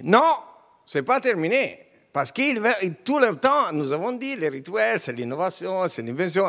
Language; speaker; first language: French; non-native, learner; Italian